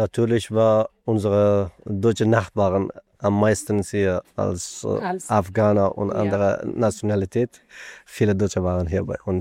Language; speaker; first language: German; non-native, learner; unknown